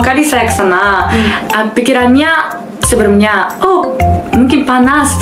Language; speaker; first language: Indonesian; non-native, learner; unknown